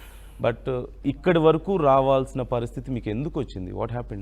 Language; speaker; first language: Telugu; native; Telugu